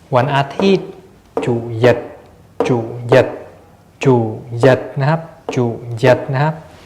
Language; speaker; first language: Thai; non-native, fluent; Vietnamese